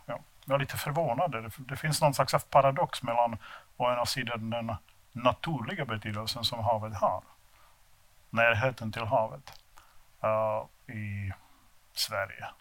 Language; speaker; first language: Swedish; non-native, fluent; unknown